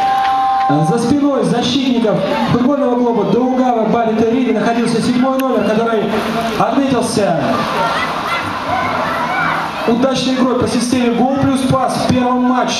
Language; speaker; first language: Russian; native; Russian